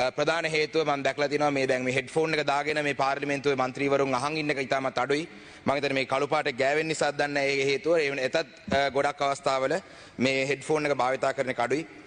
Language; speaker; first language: Sinhala; non-native, local second language; Tamil